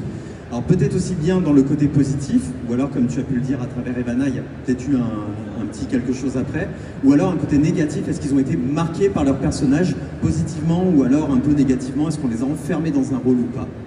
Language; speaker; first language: French; native; French